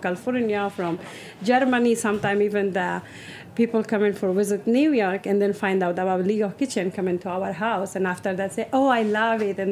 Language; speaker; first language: English; non-native, learner; Persian